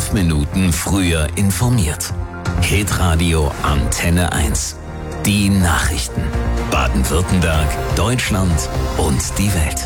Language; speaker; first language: German; native; German